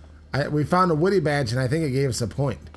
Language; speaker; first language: English; native; English